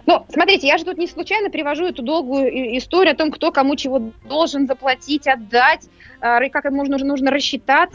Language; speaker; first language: Russian; native; Russian